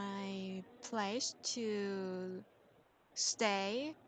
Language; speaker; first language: English; non-native, learner; Korean